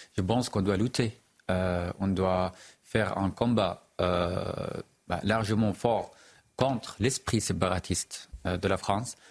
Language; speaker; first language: French; non-native, fluent; Arabic